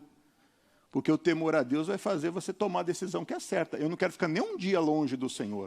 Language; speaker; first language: Portuguese; native; Portuguese